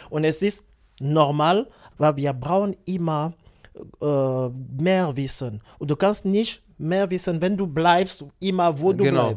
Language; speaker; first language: German; non-native, learner; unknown